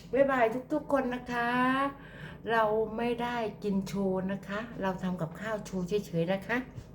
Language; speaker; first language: Thai; native; Thai